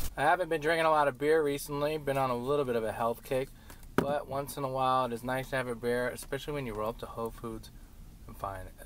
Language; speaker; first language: English; native; English